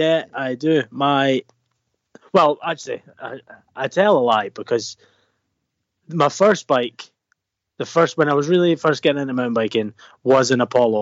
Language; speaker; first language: English; native; English